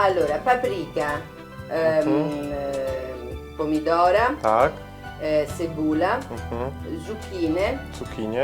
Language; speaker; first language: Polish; non-native, learner; Italian